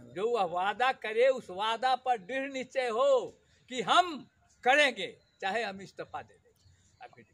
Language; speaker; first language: Hindi; native; Hindi